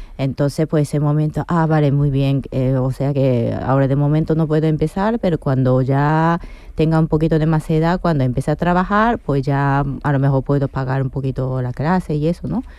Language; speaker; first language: Spanish; non-native, fluent; Japanese